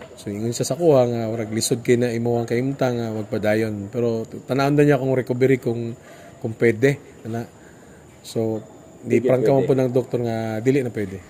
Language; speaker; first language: Cebuano; native; Cebuano